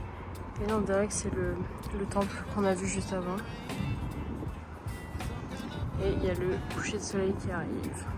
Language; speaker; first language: French; native; French